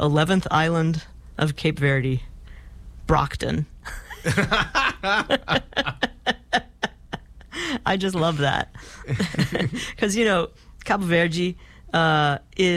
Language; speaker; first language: English; non-native, fluent; Portuguese